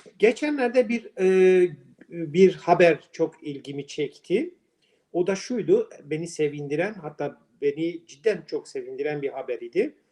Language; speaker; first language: Turkish; non-native, local second language; Kurdish